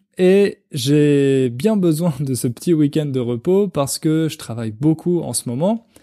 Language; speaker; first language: French; native; French